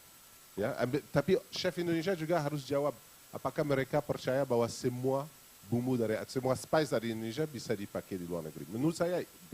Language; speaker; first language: Indonesian; non-native, fluent; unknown